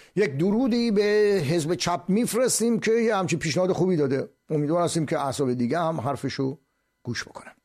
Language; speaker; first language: Persian; native; Persian